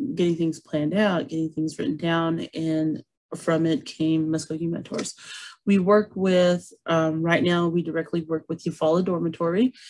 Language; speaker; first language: English; native; English